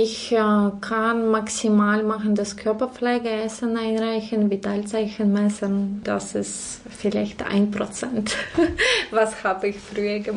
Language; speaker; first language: German; native; German